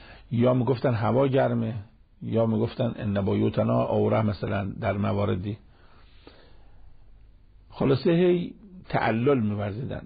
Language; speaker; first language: Persian; native; Persian